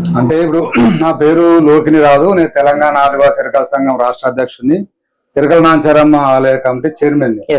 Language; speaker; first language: Telugu; non-native, local second language; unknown